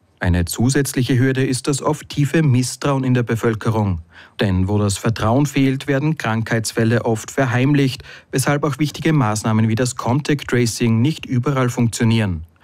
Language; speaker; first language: German; native; German